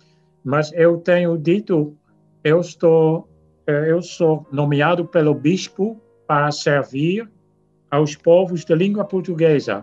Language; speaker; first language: Portuguese; non-native, fluent; Dutch